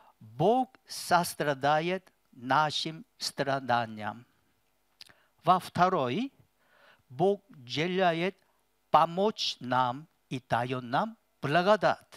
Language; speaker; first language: Russian; non-native, learner; Korean